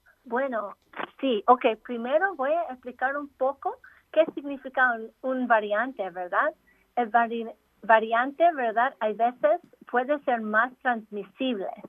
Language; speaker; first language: Spanish; non-native, local second language; English